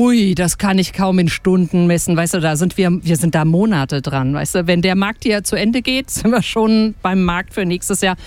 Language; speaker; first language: German; native; German